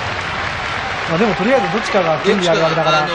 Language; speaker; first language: Japanese; native; Japanese